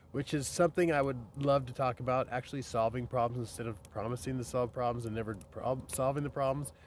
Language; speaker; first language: English; native; English